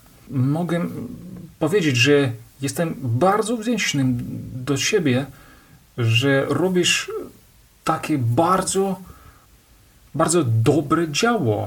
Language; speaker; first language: Polish; non-native, learner; Russian